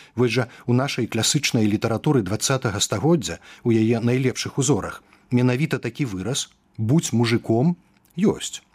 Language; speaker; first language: Belarusian; native; Belarusian